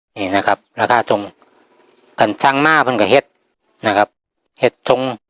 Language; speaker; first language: Thai; native; Thai